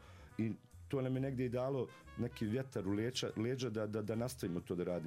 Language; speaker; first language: Serbian; native; Serbian